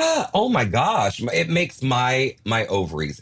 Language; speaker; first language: English; native; English